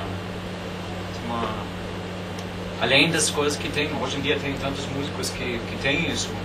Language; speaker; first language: Portuguese; non-native, fluent; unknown